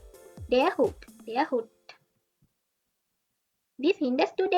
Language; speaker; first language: German; non-native, learner; Sinhala